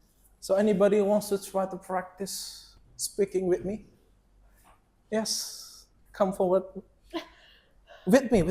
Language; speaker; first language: English; non-native, fluent; Indonesian